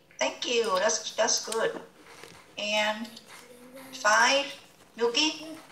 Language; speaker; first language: English; non-native, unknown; Vietnamese